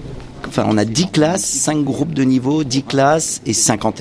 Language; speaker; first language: French; native; French